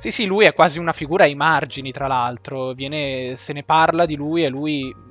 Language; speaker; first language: Italian; native; Italian